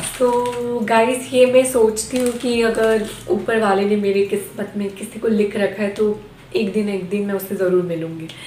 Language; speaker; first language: Hindi; non-native, local second language; Bangla